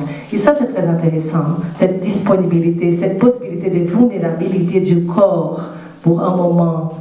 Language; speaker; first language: French; non-native, fluent; Portuguese